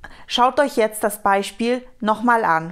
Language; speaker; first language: German; non-native, fluent; Romanian